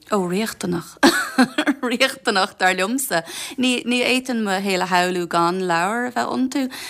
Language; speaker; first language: Irish; non-native, local second language; English